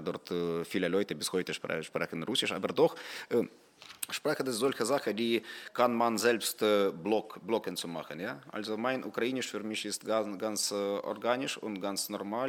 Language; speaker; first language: German; non-native, fluent; Ukrainian